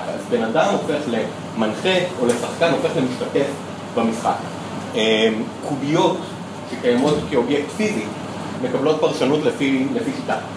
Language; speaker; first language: Hebrew; native; Hebrew